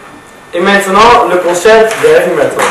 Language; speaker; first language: French; non-native, learner; Dutch